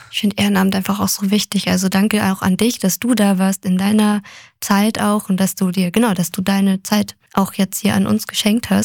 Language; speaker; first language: German; native; German